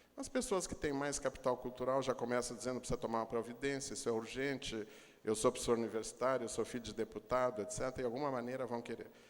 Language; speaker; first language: Portuguese; native; Portuguese